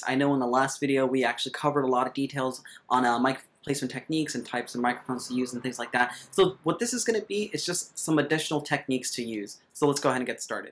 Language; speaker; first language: English; native; English